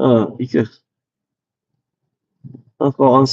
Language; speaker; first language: Japanese; non-native, learner; English